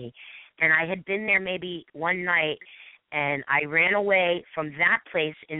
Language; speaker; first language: English; native; English